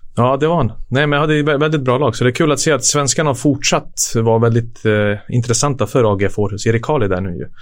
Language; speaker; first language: Swedish; early bilingual, other home language; Serbian